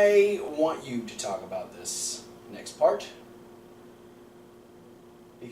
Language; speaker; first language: English; native; English